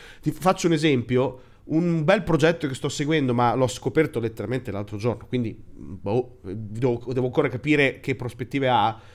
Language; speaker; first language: Italian; native; Italian